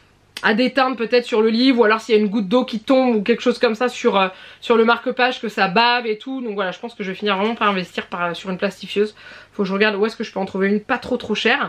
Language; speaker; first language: French; native; French